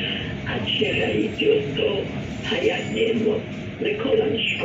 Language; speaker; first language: Hebrew; non-native, fluent; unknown